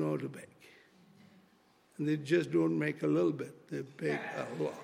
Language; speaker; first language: English; non-native, local second language; Malay